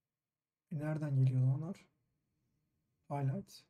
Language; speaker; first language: Turkish; native; Turkish